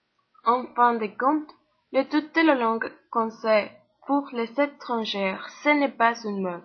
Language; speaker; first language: French; non-native, learner; Spanish